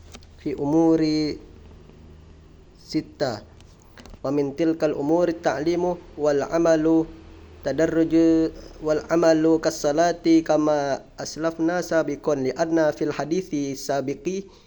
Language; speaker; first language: Arabic; non-native, learner; Indonesian